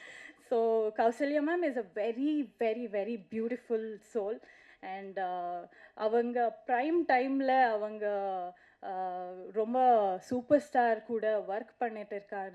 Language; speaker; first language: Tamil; non-native, learner; Kannada